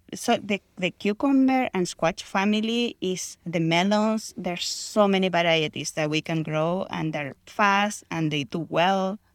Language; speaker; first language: English; non-native, fluent; Spanish